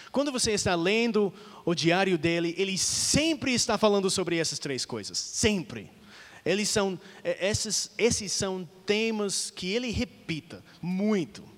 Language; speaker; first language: Portuguese; non-native, fluent; English